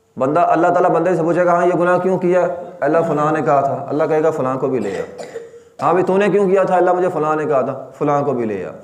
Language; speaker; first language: Urdu; native; Urdu